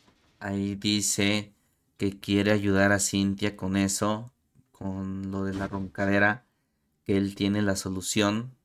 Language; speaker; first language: Spanish; native; Spanish